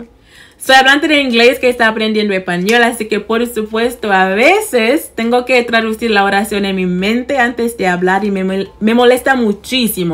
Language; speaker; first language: Spanish; non-native, fluent; English